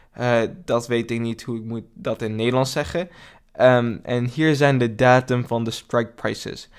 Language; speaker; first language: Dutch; non-native, learner; English